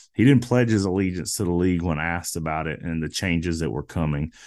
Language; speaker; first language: English; native; English